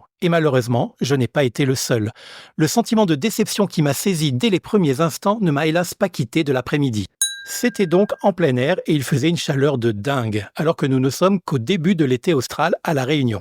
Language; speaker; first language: French; native; French